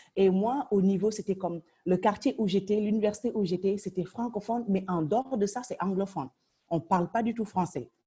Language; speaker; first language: French; non-native, local second language; Wolof